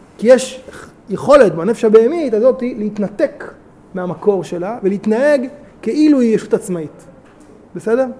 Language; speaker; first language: Hebrew; native; Hebrew